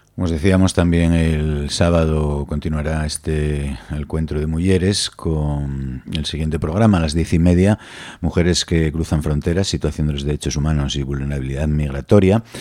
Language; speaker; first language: Spanish; native; Spanish